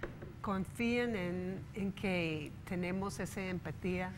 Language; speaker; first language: Spanish; non-native, fluent; English